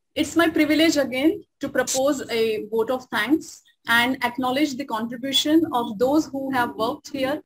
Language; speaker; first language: English; non-native, local second language; Marathi